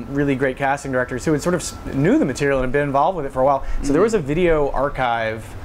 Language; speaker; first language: English; native; English